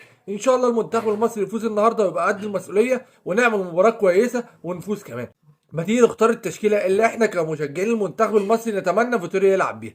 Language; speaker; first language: Arabic; native; Arabic